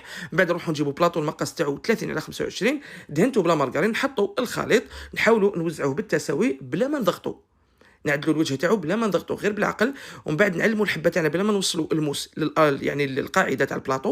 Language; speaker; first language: Arabic; native; Arabic